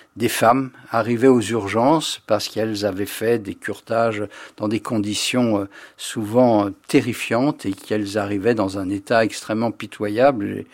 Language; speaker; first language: French; native; French